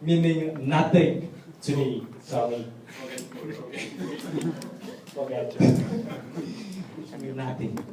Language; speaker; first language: English; non-native, learner; Vietnamese